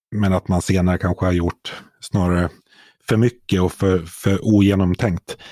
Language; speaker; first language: Swedish; native; Swedish